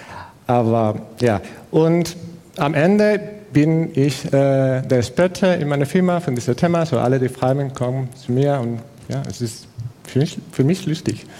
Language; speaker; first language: German; non-native, fluent; Spanish